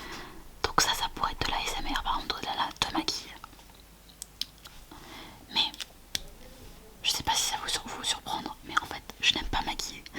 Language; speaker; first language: French; native; French